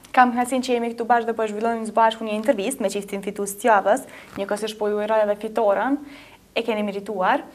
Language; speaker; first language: Albanian; native; Albanian